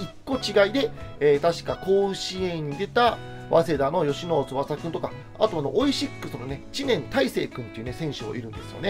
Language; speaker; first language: Japanese; native; Japanese